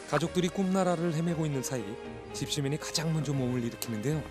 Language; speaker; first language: Korean; native; Korean